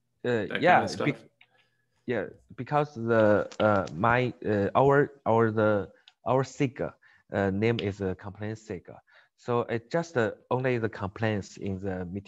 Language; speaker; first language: English; non-native, learner; Chinese